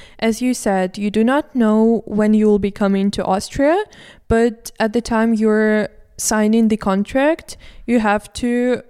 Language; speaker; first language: English; non-native, fluent; Russian